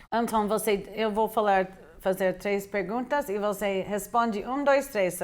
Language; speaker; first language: Portuguese; non-native, fluent; English